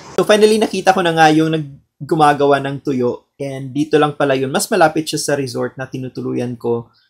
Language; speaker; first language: Filipino; non-native, local second language; Cebuano